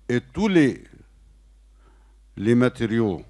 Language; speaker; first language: French; non-native, learner; Arabic